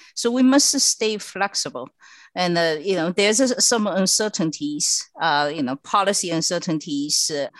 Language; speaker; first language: English; non-native, fluent; Chinese